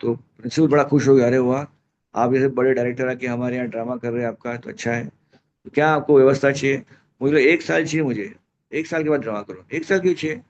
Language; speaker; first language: Hindi; non-native, local second language; Marathi